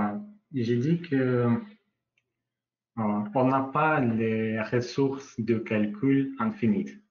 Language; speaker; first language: French; non-native, learner; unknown